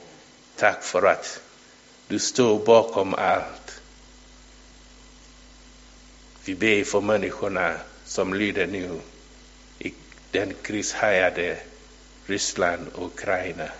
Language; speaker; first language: Swedish; non-native, fluent; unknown